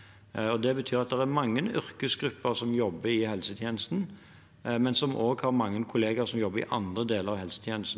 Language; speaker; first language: Norwegian; native; Norwegian